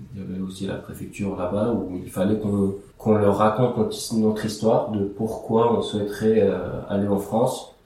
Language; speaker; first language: French; early bilingual, other home language; Aramaic